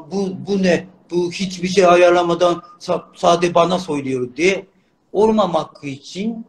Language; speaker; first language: Turkish; non-native, learner; Japanese